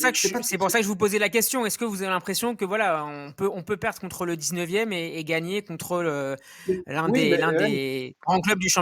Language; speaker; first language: French; native; French